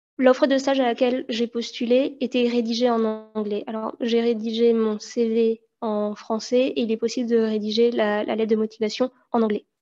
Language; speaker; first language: French; native; French